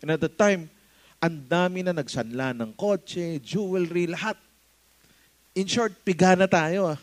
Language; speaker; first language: Filipino; native; Filipino